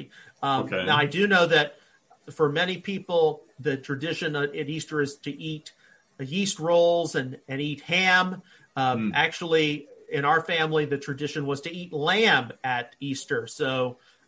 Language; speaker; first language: English; native; English